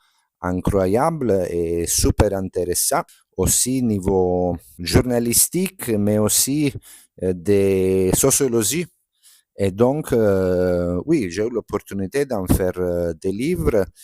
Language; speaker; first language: French; non-native, fluent; Italian